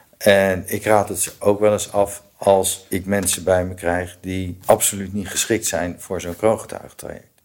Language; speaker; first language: Dutch; native; Dutch